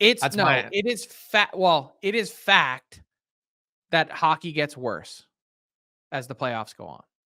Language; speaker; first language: English; native; English